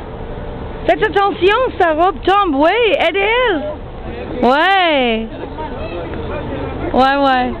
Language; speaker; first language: French; non-native, learner; English